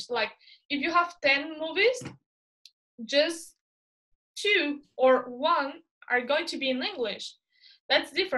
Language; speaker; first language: English; non-native, fluent; Spanish